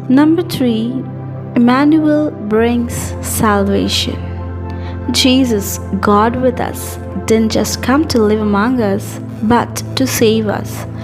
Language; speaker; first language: English; non-native, local second language; Telugu